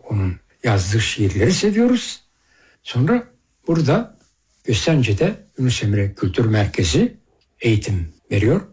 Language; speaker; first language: Turkish; early bilingual, heritage; Turkish